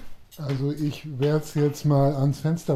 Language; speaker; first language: German; native; German